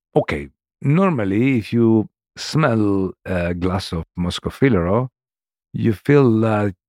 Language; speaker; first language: English; non-native, learner; Greek